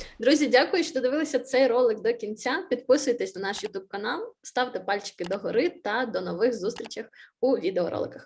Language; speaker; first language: Ukrainian; native; Ukrainian